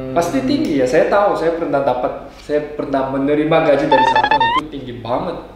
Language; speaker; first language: Indonesian; non-native, fluent; Korean